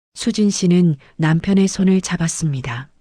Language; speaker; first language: Korean; native; Korean